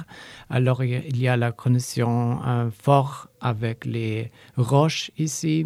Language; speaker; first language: French; non-native, learner; Polish